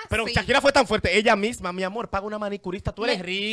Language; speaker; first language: Spanish; native; Spanish